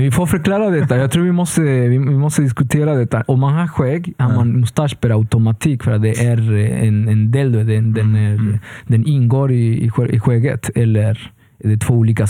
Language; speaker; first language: Swedish; non-native, fluent; Spanish